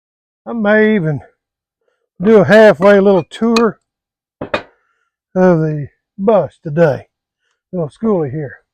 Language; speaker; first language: English; native; English